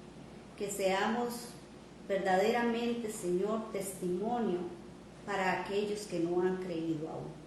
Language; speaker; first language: Spanish; native; Spanish